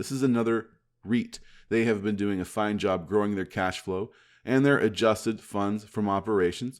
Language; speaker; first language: English; native; English